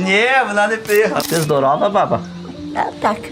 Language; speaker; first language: Ukrainian; early bilingual, heritage; Portuguese